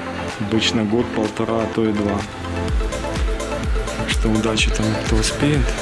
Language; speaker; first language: Russian; native; Russian